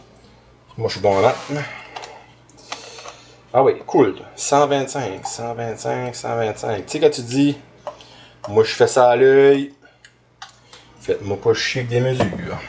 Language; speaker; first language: French; native; French